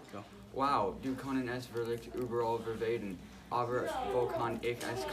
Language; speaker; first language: German; non-native, learner; English